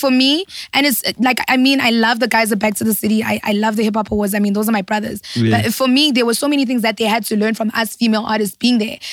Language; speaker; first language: English; non-native, local second language; Zulu